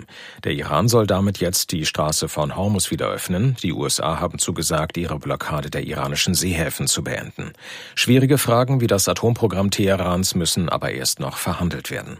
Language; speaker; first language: German; native; German